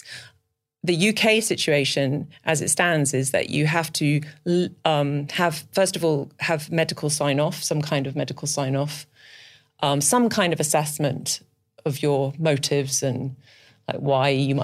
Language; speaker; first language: English; native; English